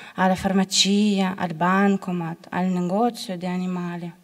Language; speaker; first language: Italian; non-native, learner; Ukrainian